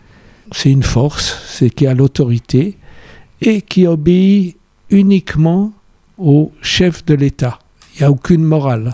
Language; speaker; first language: French; native; French